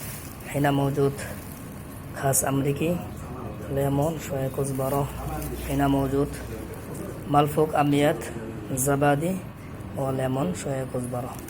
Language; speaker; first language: Arabic; non-native, learner; Bangla